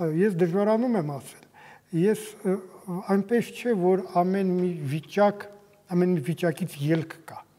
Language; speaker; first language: Armenian; native; Armenian